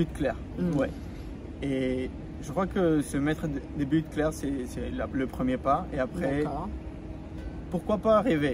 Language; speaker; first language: French; non-native, fluent; Spanish